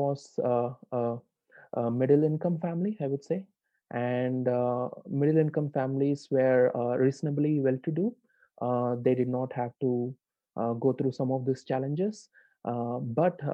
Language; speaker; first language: English; non-native, local second language; Tamil